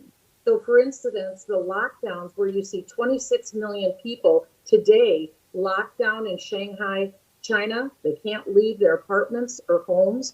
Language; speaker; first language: English; native; English